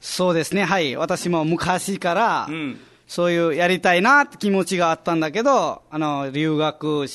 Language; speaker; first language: Japanese; non-native, fluent; Nepali